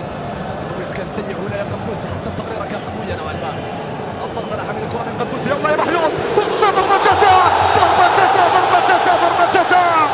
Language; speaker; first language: Arabic; native; Arabic